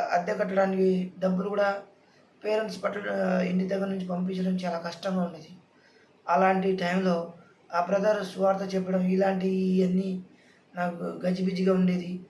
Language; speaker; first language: Telugu; non-native, local second language; Lambadi